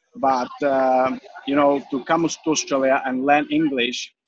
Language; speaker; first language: English; non-native, fluent; Czech